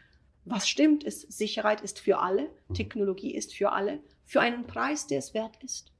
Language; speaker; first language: German; non-native, fluent; Italian